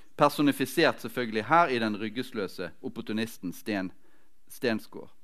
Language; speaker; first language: Norwegian; native; Norwegian